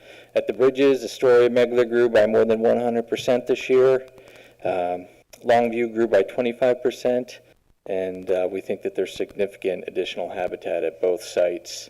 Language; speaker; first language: English; native; English